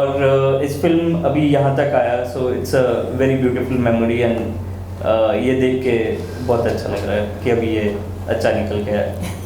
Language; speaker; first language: Hindi; native; Hindi